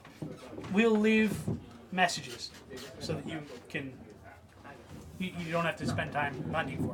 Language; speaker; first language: English; native; English